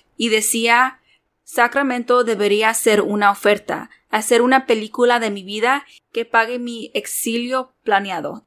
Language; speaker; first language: Spanish; early bilingual, heritage; Spanish